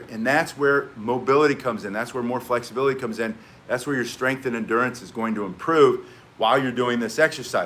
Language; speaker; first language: English; native; English